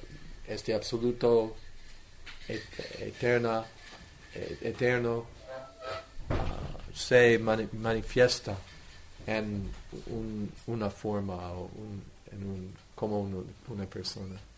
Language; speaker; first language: Spanish; non-native, fluent; English